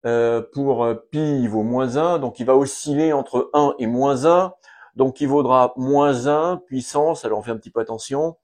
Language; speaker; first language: French; native; French